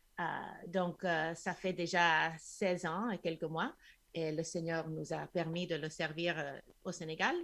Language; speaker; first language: French; non-native, fluent; Spanish